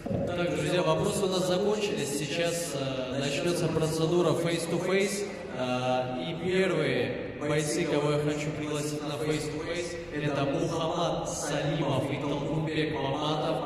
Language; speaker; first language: Russian; native; Russian